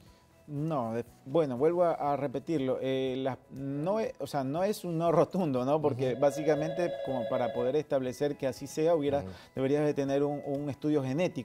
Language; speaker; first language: Spanish; native; Spanish